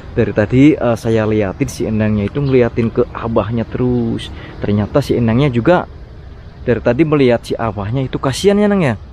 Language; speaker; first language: Indonesian; non-native, local second language; Sundanese